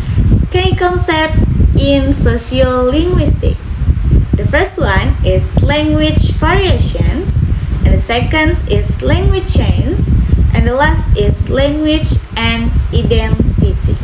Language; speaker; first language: English; non-native, local second language; Indonesian